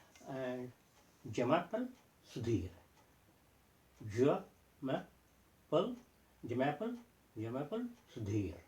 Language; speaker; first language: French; non-native, learner; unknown